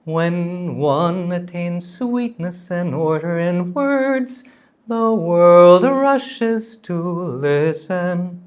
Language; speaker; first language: English; native; English